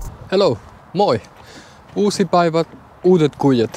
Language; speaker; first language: Finnish; non-native, learner; Spanish